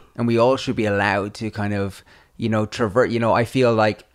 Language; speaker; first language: English; native; English